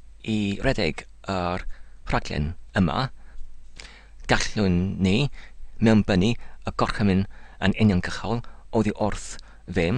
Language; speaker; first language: Welsh; non-native, learner; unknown